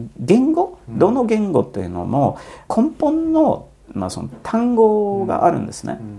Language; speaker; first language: Japanese; non-native, fluent; Polish